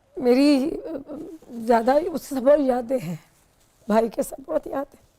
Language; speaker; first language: Urdu; non-native, local second language; Punjabi